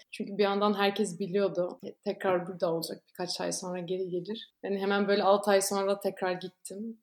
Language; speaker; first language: Turkish; non-native, fluent; Dutch